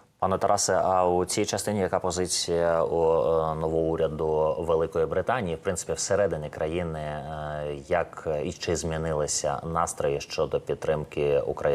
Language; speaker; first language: Ukrainian; native; Ukrainian